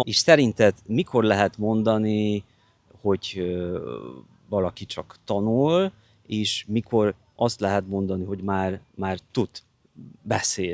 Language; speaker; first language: Hungarian; non-native, fluent; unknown